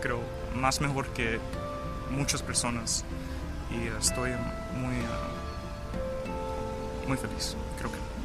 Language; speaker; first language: Spanish; early bilingual, heritage; English